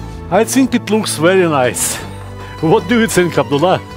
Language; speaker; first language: English; non-native, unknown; Russian